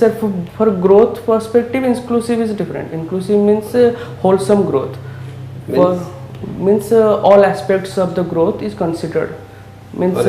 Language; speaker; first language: English; non-native, local second language; Odia